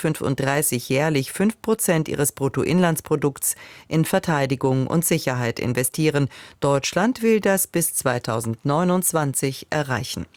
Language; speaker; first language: German; native; German